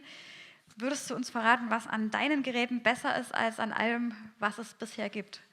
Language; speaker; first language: German; native; German